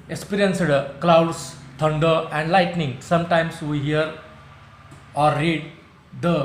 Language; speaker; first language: English; non-native, local second language; Marathi